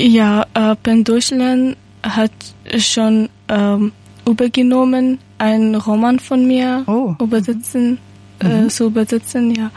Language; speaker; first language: German; non-native, learner; Persian